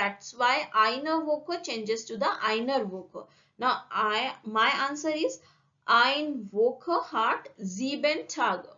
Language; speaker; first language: German; non-native, learner; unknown